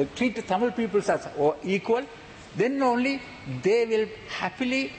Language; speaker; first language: English; non-native, local second language; Tamil